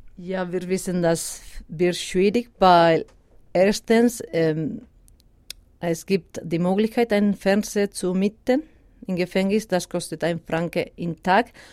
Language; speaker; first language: German; non-native, learner; Basque